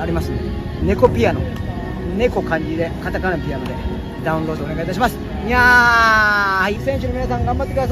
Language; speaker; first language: Japanese; native; Japanese